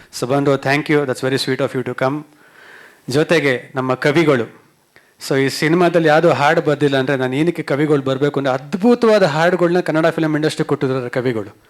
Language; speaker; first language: Kannada; native; Kannada